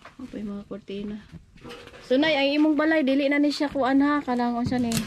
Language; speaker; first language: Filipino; non-native, local second language; Cebuano